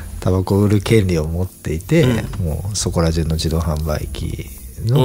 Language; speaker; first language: Japanese; native; Japanese